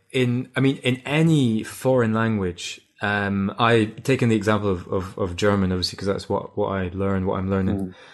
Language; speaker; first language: English; native; English